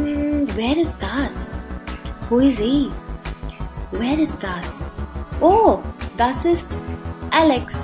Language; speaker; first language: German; non-native, fluent; Hindi